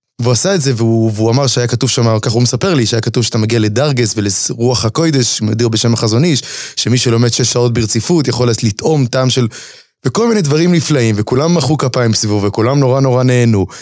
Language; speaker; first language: Hebrew; native; Hebrew